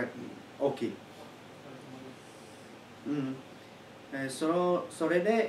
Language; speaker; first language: Japanese; non-native, learner; Chinese